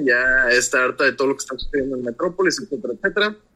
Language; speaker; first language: Spanish; native; Spanish